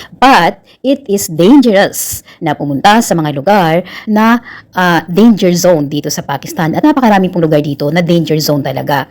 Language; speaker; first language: Filipino; native; Filipino